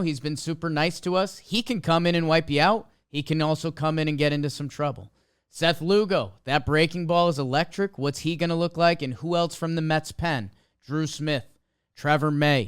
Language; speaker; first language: English; native; English